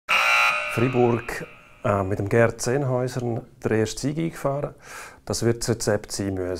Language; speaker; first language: German; native; German